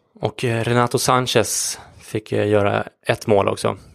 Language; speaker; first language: Swedish; native; Swedish